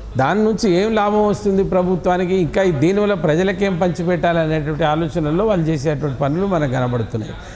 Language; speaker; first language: Telugu; non-native, local second language; Lambadi